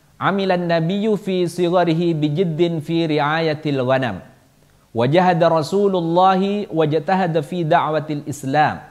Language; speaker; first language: Arabic; non-native, fluent; Indonesian